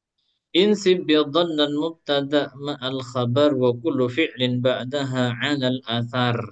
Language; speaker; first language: Arabic; non-native, fluent; Indonesian